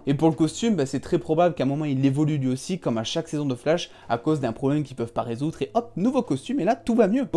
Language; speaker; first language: French; native; French